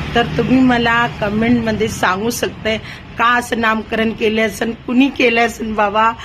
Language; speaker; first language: Marathi; non-native, local second language; Hindi